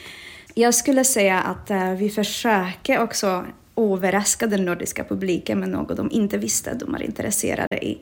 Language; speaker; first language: Swedish; non-native, fluent; Czech